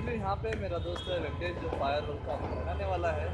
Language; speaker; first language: Hindi; non-native, local second language; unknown